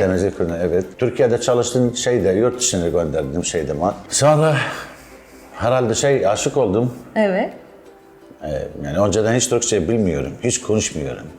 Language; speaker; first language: Turkish; non-native, learner; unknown